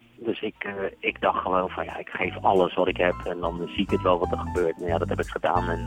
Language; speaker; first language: Dutch; native; Dutch